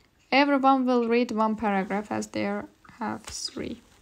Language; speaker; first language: English; non-native, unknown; Azerbaijani